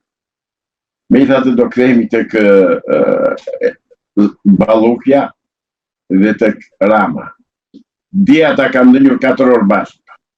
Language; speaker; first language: Albanian; native; Albanian